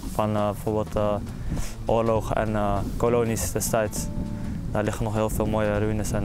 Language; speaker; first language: Dutch; early bilingual, other home language; Arabic